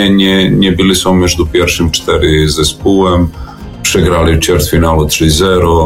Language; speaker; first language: Polish; non-native, fluent; Serbian